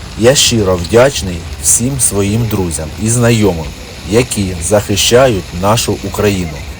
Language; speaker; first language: Ukrainian; native; Ukrainian